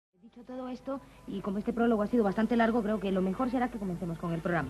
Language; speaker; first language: Spanish; native; Spanish